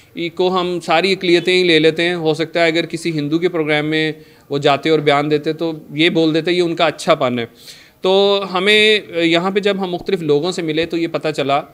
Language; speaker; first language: Urdu; native; Urdu